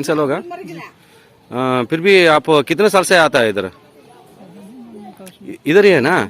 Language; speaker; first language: Hindi; non-native, local second language; Kannada